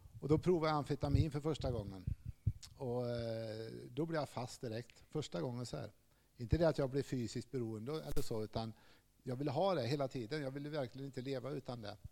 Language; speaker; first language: Swedish; native; Swedish